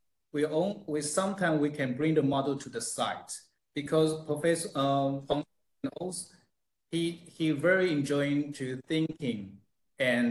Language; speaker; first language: English; non-native, fluent; Chinese